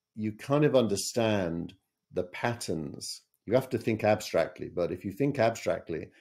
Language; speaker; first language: English; native; English